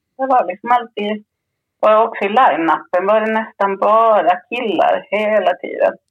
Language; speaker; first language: Swedish; early bilingual, other home language; Spanish